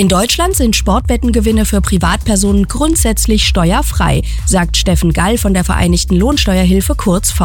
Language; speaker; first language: German; native; German